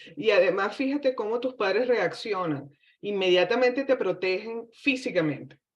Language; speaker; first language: Spanish; native; Spanish